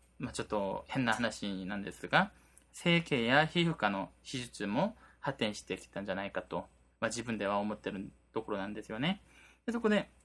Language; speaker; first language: Japanese; non-native, fluent; Korean